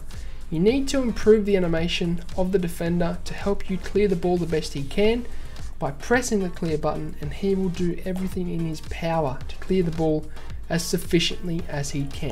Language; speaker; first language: English; native; English